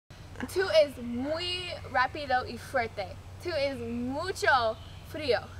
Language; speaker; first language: Spanish; non-native, learner; English